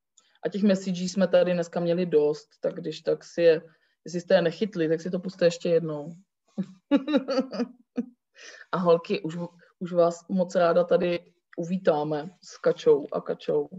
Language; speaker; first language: Czech; native; Czech